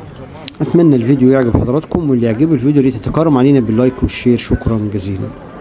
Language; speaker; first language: Arabic; native; Arabic